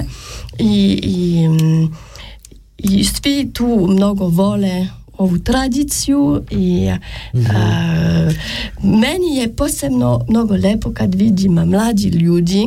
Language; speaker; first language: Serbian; non-native, learner; French